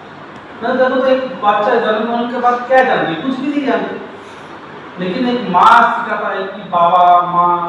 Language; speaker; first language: Hindi; non-native, local second language; Bangla